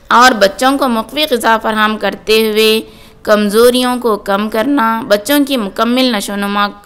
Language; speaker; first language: Urdu; native; Urdu